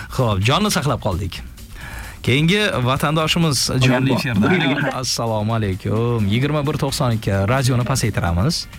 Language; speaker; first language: Uzbek; native; Uzbek